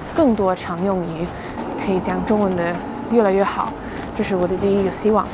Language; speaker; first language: Chinese; early bilingual, heritage; Chinese